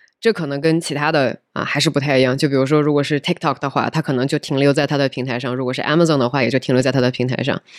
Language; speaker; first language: Chinese; native; Chinese